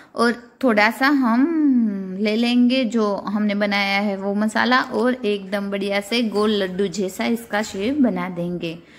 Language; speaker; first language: Hindi; non-native, local second language; Gujarati